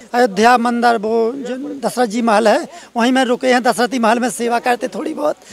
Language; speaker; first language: Hindi; native; Hindi